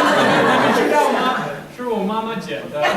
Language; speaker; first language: Chinese; non-native, learner; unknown